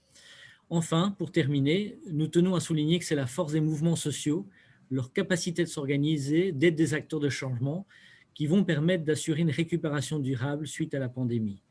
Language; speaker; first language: French; native; French